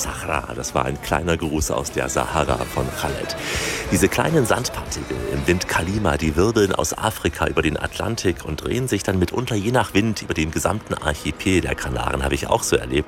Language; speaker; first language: German; native; German